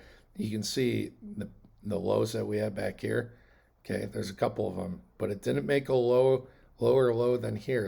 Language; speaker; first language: English; native; English